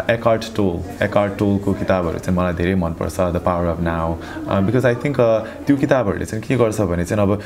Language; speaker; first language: Nepali; early bilingual, heritage; Nepali